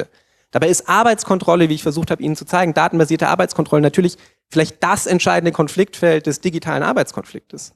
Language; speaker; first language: German; native; German